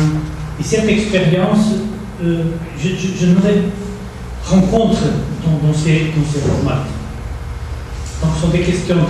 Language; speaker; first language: French; non-native, fluent; Portuguese